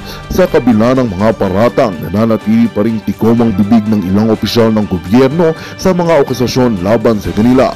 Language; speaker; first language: Filipino; native; Filipino